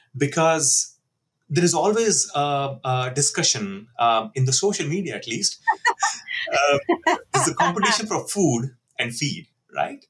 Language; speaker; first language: English; non-native, local second language; Hindi